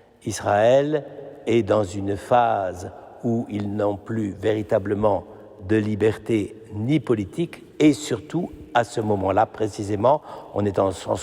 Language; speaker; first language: French; native; French